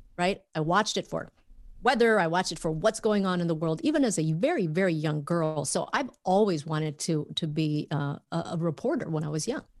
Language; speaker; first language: English; native; English